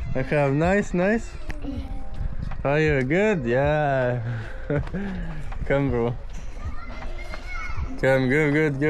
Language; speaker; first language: English; non-native, learner; French